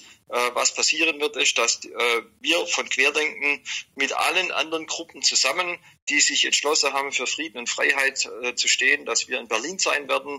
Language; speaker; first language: German; native; German